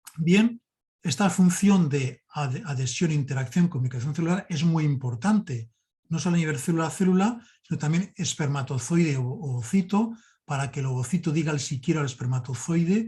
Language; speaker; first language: Spanish; native; Spanish